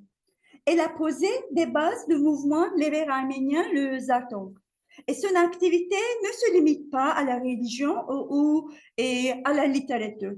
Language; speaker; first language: French; non-native, fluent; Turkish